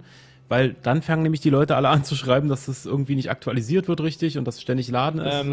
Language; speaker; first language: German; native; German